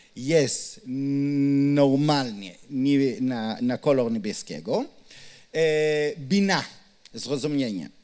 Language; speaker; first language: Polish; non-native, learner; Hebrew